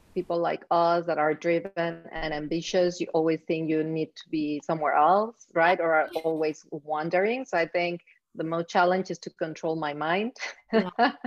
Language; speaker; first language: English; non-native, fluent; Spanish